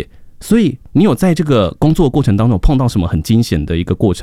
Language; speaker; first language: Chinese; native; Chinese